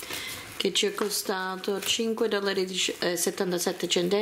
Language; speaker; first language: Italian; early bilingual, heritage; Italian